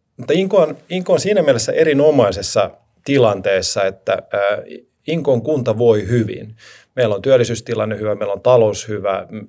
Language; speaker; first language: Finnish; non-native, local second language; Swedish